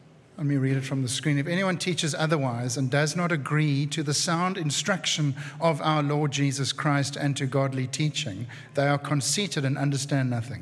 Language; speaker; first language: English; native; English